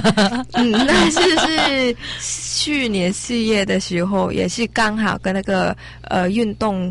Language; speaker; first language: Chinese; non-native, learner; Thai